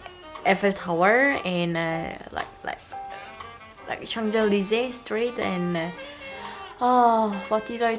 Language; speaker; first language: English; non-native, learner; Korean